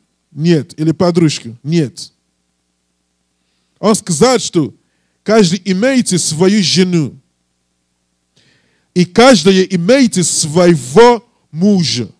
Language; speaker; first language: Russian; non-native, learner; English